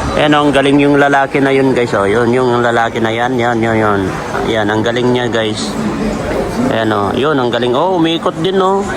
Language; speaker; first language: Filipino; native; Filipino